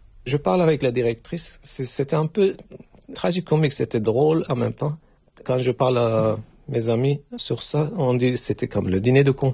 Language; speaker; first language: French; non-native, fluent; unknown